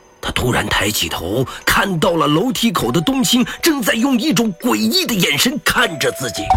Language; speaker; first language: Chinese; native; Chinese